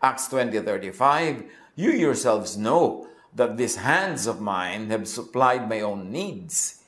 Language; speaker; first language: English; non-native, local second language; Filipino